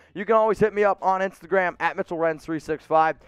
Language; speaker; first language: English; native; English